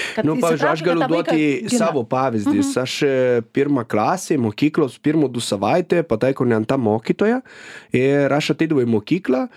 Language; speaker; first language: Lithuanian; non-native, fluent; Italian